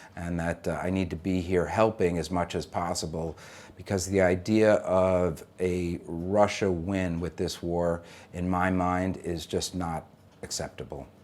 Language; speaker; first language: English; native; English